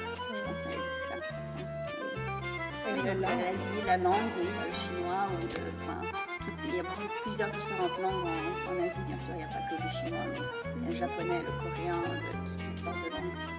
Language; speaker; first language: French; early bilingual, heritage; French